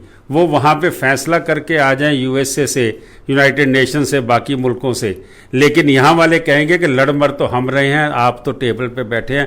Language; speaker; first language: Hindi; non-native, local second language; Punjabi